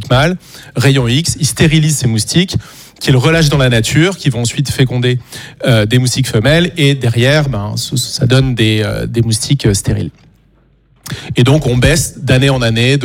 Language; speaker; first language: French; native; French